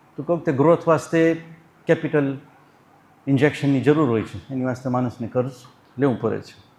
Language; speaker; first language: Gujarati; early bilingual, heritage; Gujarati